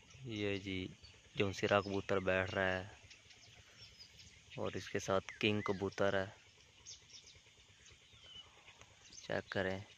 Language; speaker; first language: Hindi; non-native, local second language; Punjabi